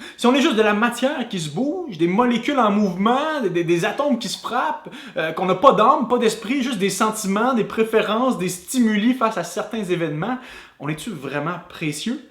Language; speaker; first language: French; native; French